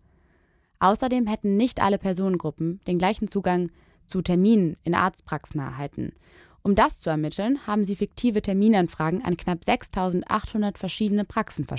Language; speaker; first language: German; native; German